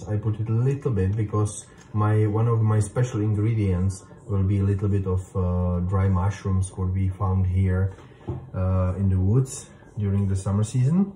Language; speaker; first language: English; non-native, fluent; Czech